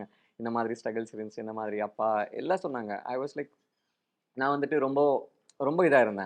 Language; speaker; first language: Tamil; non-native, local second language; Malayalam